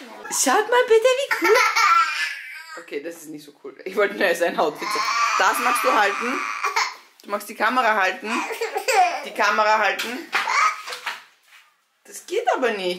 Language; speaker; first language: German; native; German